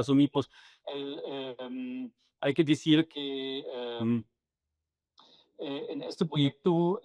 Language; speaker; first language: Spanish; non-native, fluent; German